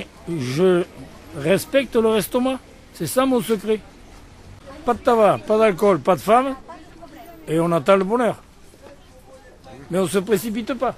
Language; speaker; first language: French; native; French